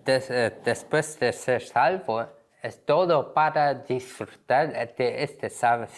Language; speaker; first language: Spanish; non-native, learner; Korean